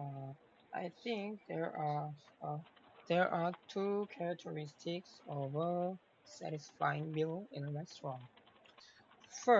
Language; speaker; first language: English; non-native, learner; Korean